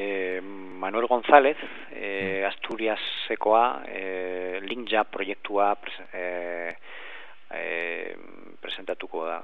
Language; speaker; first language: Basque; non-native, learner; Spanish